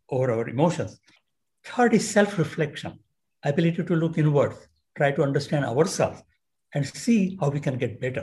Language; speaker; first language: English; non-native, local second language; Marathi